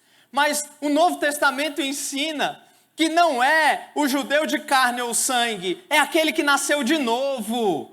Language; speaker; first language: Portuguese; native; Portuguese